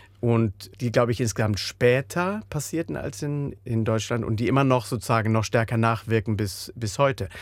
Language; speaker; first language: German; native; German